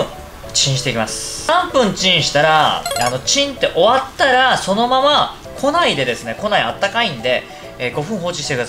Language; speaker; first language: Japanese; native; Japanese